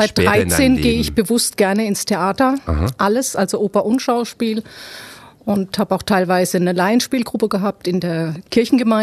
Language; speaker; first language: German; native; German